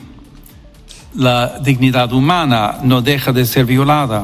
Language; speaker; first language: Spanish; non-native, fluent; English